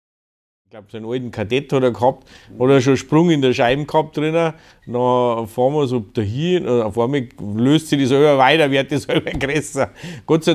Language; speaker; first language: German; native; German